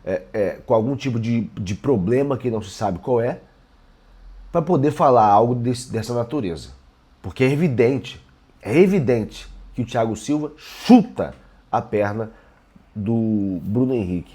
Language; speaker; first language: Portuguese; native; Portuguese